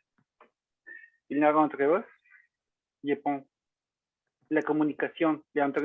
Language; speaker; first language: French; non-native, learner; Spanish